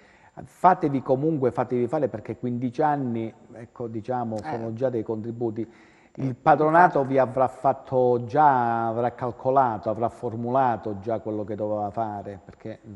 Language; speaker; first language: Italian; native; Italian